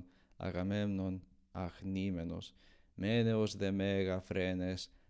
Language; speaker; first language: Greek; non-native, learner; English